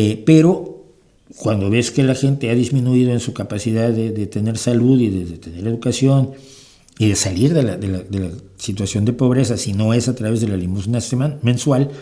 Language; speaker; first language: Spanish; native; Spanish